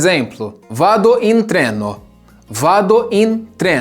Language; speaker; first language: Italian; non-native, fluent; Portuguese